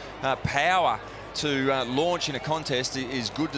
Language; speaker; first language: English; native; English